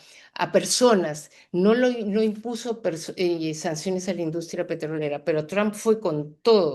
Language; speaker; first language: Spanish; native; Spanish